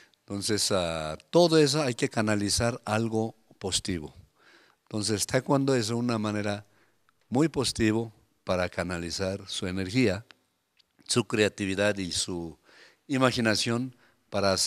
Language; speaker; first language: Spanish; non-native, fluent; Korean